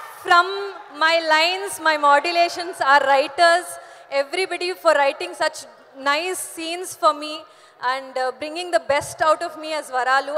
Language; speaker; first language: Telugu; non-native, learner; Kannada